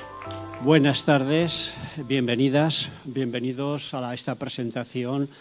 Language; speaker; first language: Spanish; native; Spanish